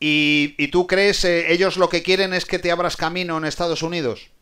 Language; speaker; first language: Spanish; native; Spanish